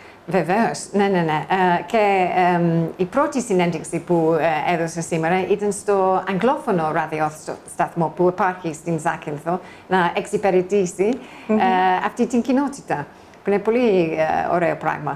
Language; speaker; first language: Greek; non-native, fluent; English